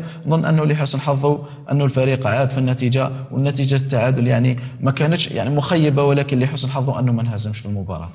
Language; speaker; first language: Arabic; native; Arabic